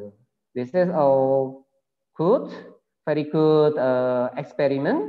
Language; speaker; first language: English; non-native, learner; Indonesian